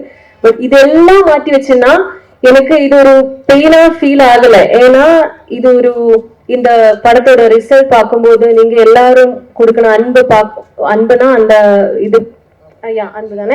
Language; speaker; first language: Tamil; non-native, learner; Malayalam